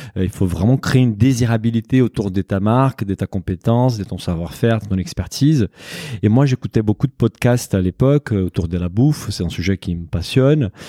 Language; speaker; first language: French; non-native, fluent; Portuguese